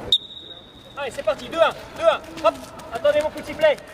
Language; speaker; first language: French; native; French